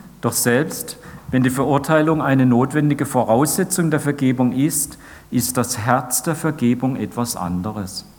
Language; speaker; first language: German; native; German